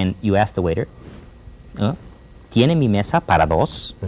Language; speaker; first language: Spanish; non-native, fluent; English